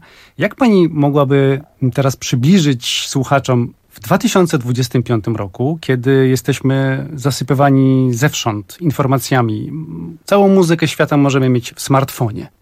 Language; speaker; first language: Polish; native; Polish